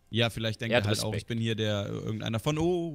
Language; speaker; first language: German; native; German